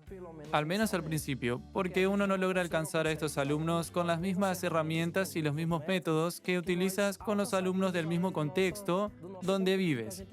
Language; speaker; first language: Spanish; non-native, fluent; Portuguese